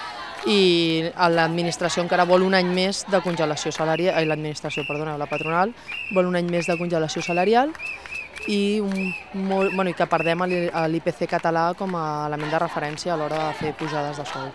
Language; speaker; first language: Catalan; native; Catalan